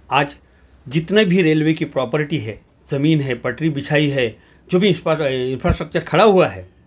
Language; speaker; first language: Hindi; native; Hindi